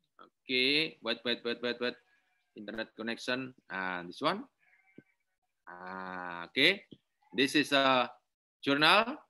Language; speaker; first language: English; non-native, learner; Indonesian